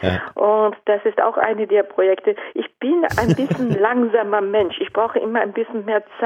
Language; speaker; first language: German; non-native, fluent; Japanese